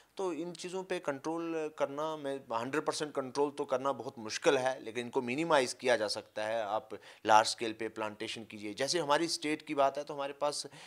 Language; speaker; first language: Urdu; non-native, local second language; Punjabi